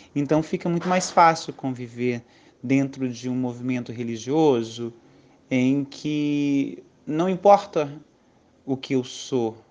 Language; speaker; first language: Portuguese; native; Portuguese